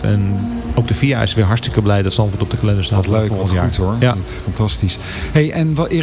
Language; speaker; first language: Dutch; native; Dutch